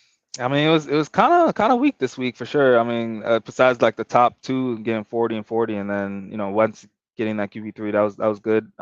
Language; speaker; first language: English; native; English